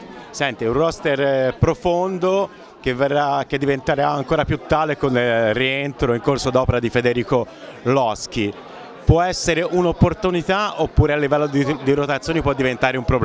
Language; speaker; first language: Italian; native; Italian